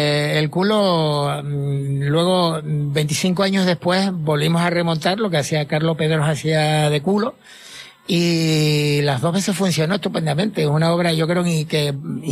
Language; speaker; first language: Spanish; native; Spanish